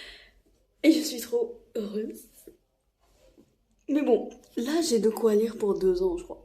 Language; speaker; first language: French; non-native, local second language; Arabic